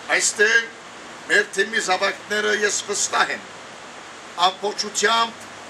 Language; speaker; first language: Armenian; early bilingual, heritage; Armenian